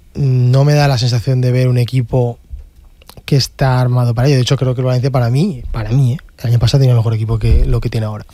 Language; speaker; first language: Spanish; native; Spanish